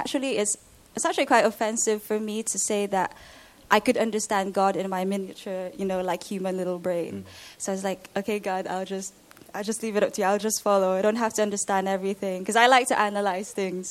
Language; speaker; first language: English; non-native, local second language; Filipino